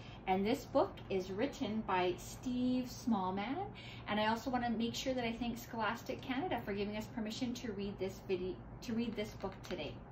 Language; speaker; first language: English; native; English